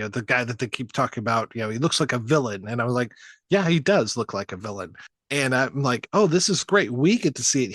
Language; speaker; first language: English; native; English